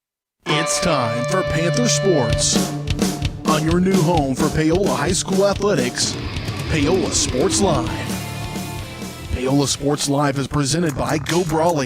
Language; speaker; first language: English; native; English